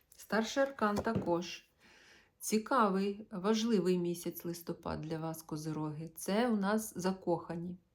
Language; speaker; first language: Ukrainian; non-native, local second language; Russian